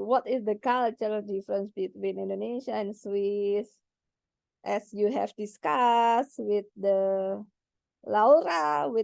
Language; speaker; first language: English; non-native, learner; Indonesian